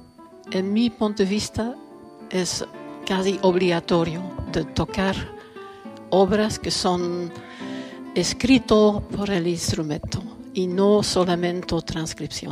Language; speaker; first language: Spanish; non-native, learner; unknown